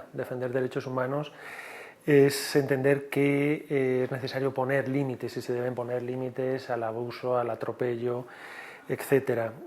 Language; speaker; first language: Spanish; native; Spanish